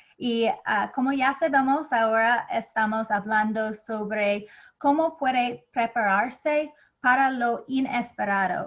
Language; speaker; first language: Spanish; non-native, fluent; English